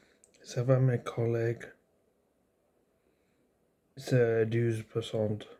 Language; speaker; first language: French; non-native, learner; English